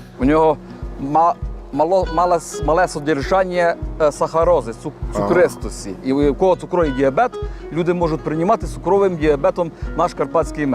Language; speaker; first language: Ukrainian; native; Ukrainian